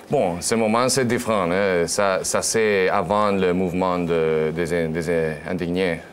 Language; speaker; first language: French; non-native, learner; Spanish